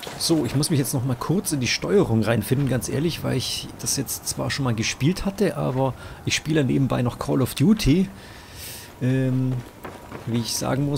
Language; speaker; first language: German; native; German